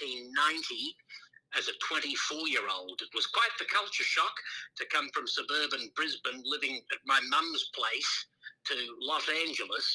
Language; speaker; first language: English; native; English